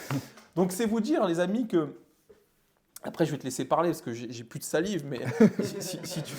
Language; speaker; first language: French; native; French